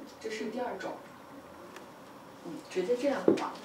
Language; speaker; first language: Chinese; non-native, fluent; Russian